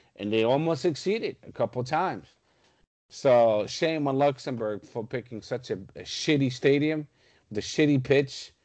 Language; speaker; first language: English; non-native, fluent; Portuguese